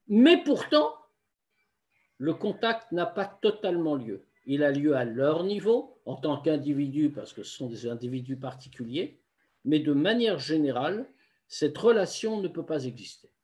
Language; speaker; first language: French; native; French